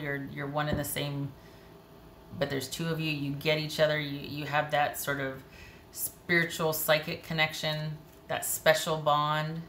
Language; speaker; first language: English; native; English